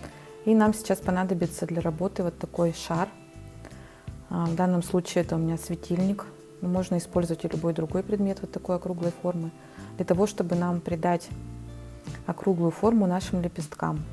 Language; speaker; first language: Russian; native; Russian